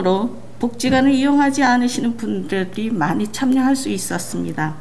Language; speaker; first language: Korean; native; Korean